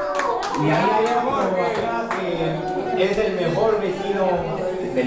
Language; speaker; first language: Spanish; early bilingual, heritage; Spanish